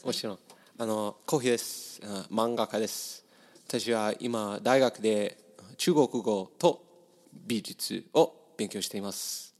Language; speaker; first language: Japanese; non-native, learner; English